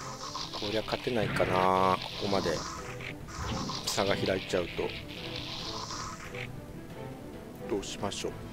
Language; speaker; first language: Japanese; native; Japanese